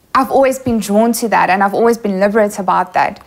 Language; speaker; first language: English; non-native, local second language; Afrikaans